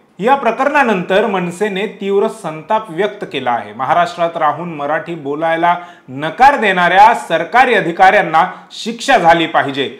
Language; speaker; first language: Marathi; native; Marathi